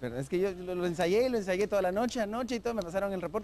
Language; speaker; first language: Spanish; native; Spanish